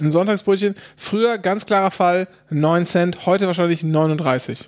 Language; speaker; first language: German; native; German